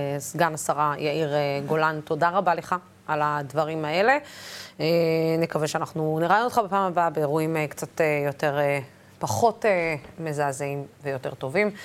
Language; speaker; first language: Hebrew; non-native, local second language; Arabic